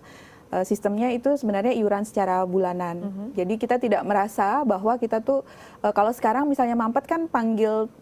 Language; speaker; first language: Indonesian; native; Indonesian